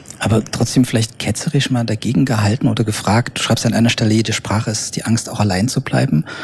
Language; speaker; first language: German; native; German